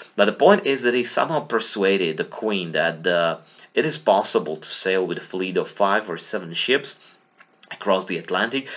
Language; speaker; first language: English; non-native, fluent; Slovak